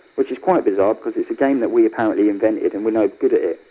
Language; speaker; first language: English; native; English